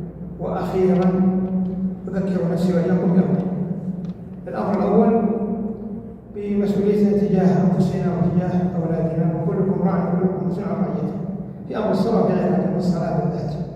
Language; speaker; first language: Arabic; native; Arabic